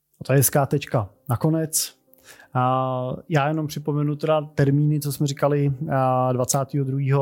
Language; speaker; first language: Czech; native; Czech